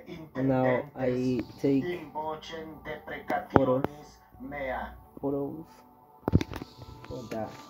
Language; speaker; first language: English; non-native, learner; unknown